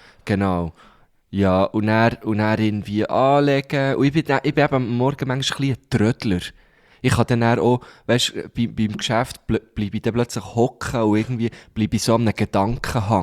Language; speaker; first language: German; native; German